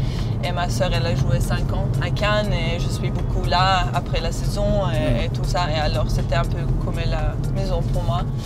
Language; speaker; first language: French; non-native, learner; Serbian